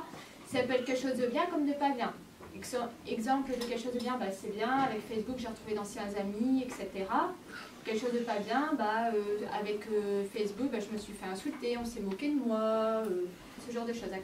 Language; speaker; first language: French; native; French